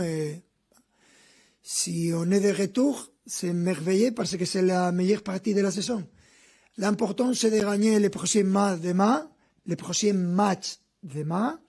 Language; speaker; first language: French; non-native, fluent; Spanish